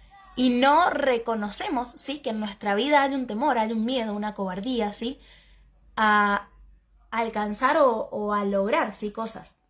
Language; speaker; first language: Spanish; native; Spanish